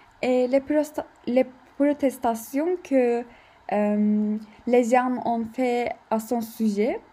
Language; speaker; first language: French; non-native, learner; Turkish